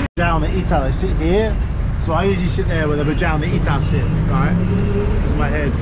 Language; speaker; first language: English; native; English